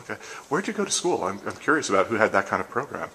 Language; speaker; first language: English; native; English